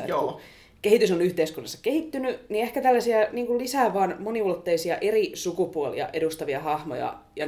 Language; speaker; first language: Finnish; native; Finnish